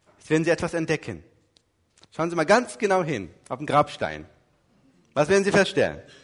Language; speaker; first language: German; early bilingual, other home language; Turkish